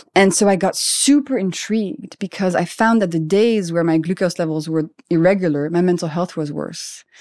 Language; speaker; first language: English; non-native, fluent; French